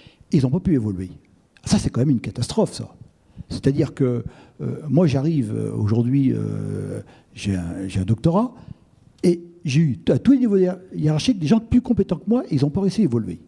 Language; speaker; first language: French; native; French